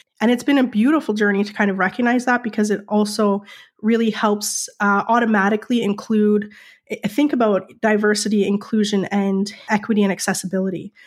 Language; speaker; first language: English; native; English